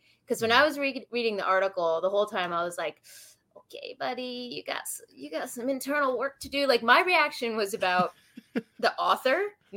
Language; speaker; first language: English; native; English